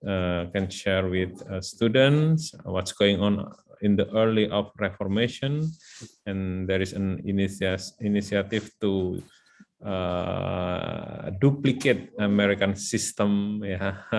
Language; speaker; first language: English; non-native, learner; Indonesian